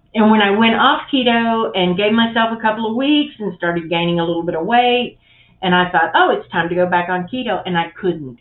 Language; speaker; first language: English; native; English